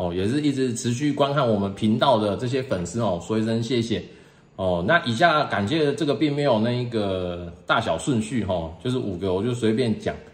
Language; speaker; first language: Chinese; native; Chinese